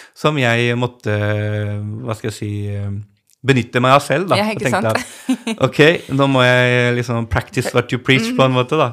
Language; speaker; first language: Norwegian; early bilingual, other home language; Urdu